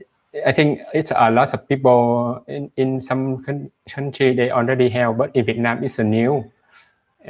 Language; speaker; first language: English; non-native, learner; Vietnamese